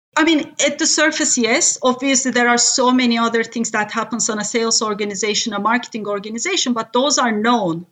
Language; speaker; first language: English; non-native, fluent; Turkish